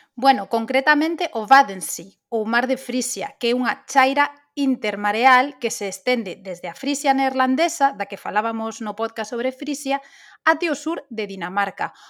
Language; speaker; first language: Galician; native; Galician